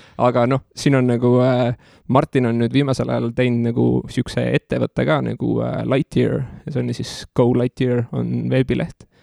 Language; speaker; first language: Estonian; native; Estonian